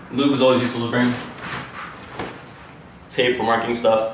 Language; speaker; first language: English; native; English